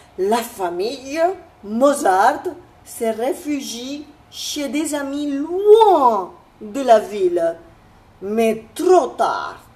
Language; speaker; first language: French; non-native, fluent; Spanish